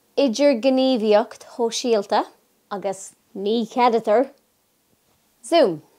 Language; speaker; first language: Irish; non-native, local second language; English